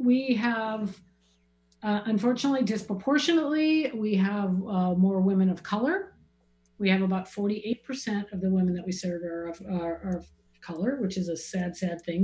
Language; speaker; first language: English; native; English